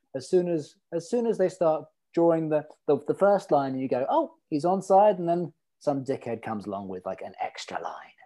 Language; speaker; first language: English; early bilingual, other home language; Norwegian